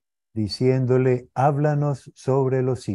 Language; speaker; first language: Spanish; native; Spanish